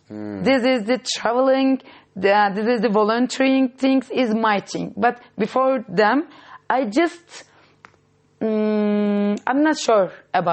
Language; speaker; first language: English; non-native, fluent; Turkish